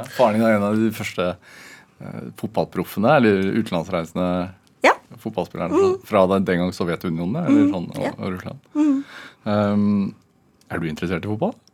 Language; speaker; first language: Norwegian; native; Norwegian